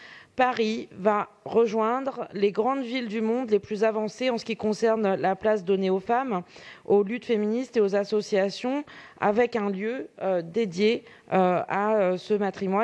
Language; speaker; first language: French; native; French